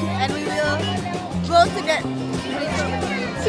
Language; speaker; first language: English; non-native, local second language; Indonesian